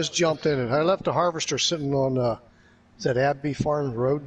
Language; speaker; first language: English; native; English